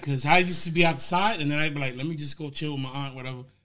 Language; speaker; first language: English; early bilingual, other home language; Spanish